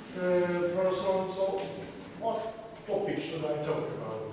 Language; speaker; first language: English; non-native, fluent; Hungarian